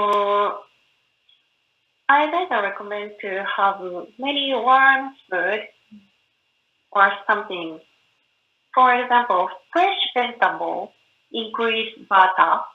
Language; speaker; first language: English; non-native, learner; Japanese